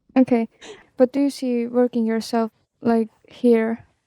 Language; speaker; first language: English; non-native, fluent; Estonian